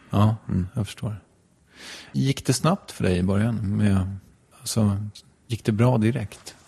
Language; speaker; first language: Swedish; native; Swedish